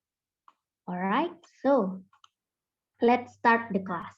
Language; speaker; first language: English; non-native, fluent; Indonesian